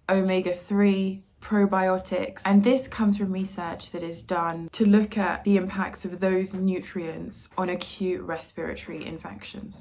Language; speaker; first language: English; native; English